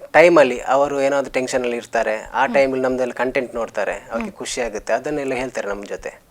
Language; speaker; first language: Kannada; non-native, local second language; Tulu